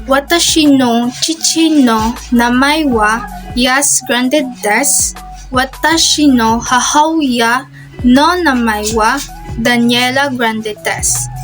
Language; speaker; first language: Japanese; non-native, learner; Filipino